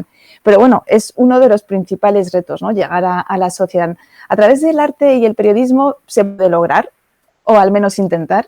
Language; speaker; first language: Spanish; native; Spanish